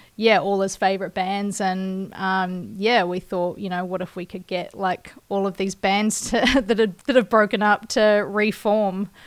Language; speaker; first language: English; native; English